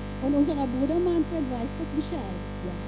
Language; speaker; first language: German; non-native, fluent; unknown